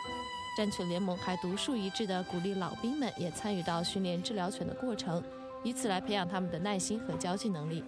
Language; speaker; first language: Chinese; native; Chinese